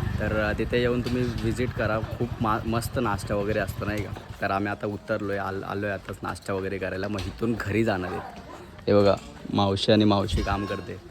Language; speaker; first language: Marathi; native; Marathi